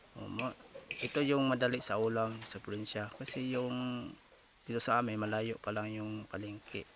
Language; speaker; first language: Filipino; non-native, local second language; Cebuano